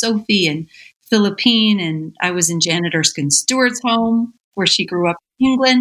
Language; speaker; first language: English; native; English